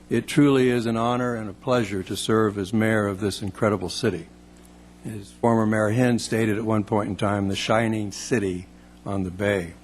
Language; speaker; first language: English; native; English